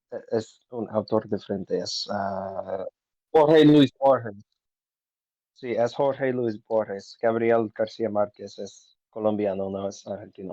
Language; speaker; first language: Spanish; non-native, learner; English